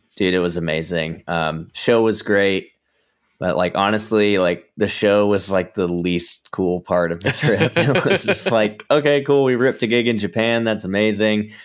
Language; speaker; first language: English; native; English